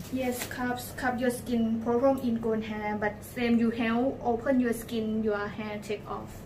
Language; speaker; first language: English; non-native, learner; Thai